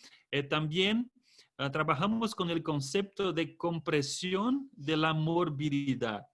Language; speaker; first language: Spanish; non-native, fluent; Portuguese